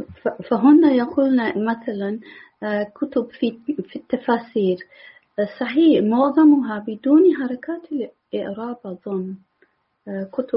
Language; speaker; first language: Arabic; non-native, learner; English